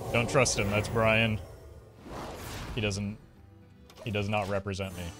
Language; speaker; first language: English; native; English